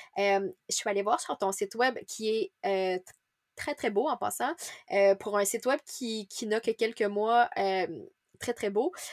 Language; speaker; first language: French; native; French